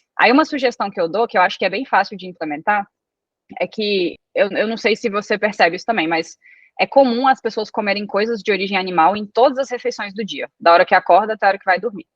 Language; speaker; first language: Portuguese; early bilingual, other home language; Italian